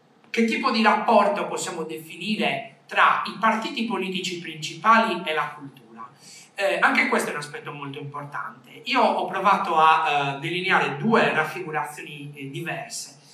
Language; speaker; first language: Italian; native; Italian